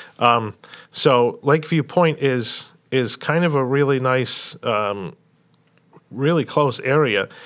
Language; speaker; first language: English; native; English